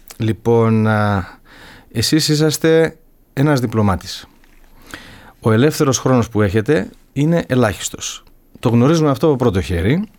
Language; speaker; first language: Greek; early bilingual, heritage; Greek